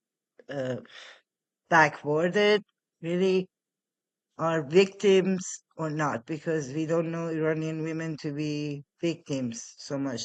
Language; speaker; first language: English; non-native, fluent; Persian